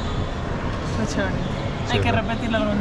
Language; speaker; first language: Spanish; native; Spanish